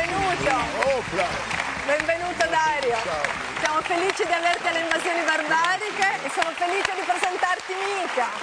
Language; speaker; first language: Italian; native; Italian